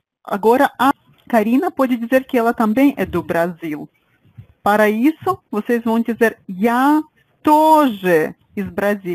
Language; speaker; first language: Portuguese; non-native, fluent; Russian